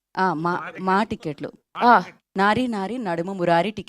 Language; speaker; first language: Telugu; native; Telugu